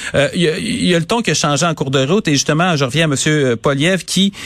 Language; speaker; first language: French; native; French